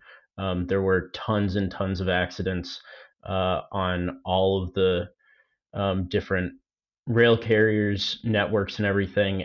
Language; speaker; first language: English; native; English